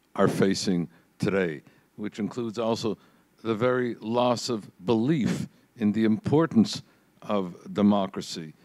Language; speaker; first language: English; native; English